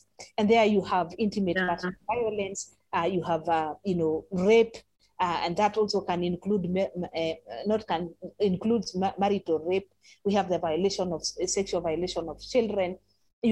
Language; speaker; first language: English; non-native, local second language; Masai